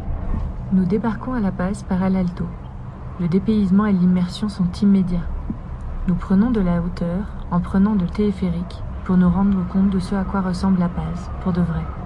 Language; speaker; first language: French; native; French